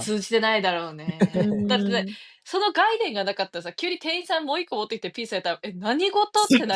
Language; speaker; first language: Japanese; native; Japanese